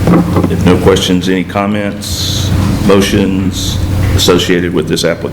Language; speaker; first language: English; native; English